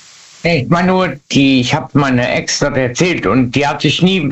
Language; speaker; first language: German; native; German